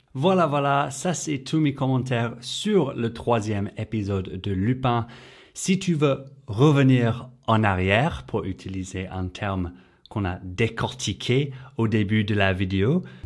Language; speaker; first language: French; non-native, fluent; English